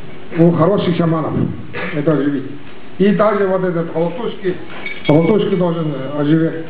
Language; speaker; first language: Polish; non-native, learner; Tuvinian